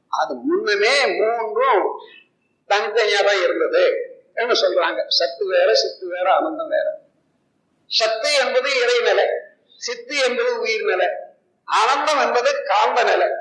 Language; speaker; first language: Tamil; native; Tamil